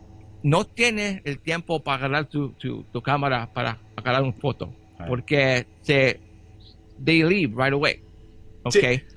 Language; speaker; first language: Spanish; early bilingual, heritage; Spanish